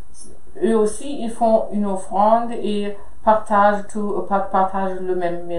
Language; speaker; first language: French; non-native, fluent; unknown